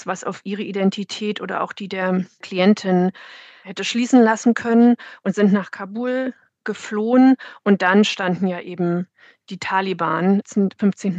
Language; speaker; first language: German; native; German